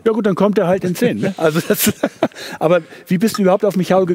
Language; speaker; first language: German; native; German